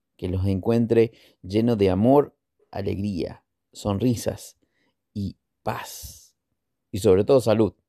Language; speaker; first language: Spanish; native; Spanish